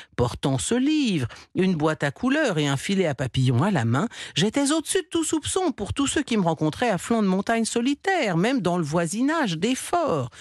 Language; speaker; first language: French; native; French